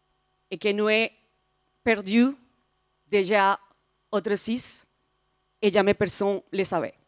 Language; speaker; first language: French; non-native, fluent; Spanish